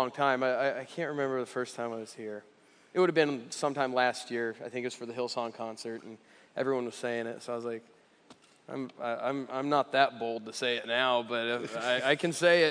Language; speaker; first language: English; native; English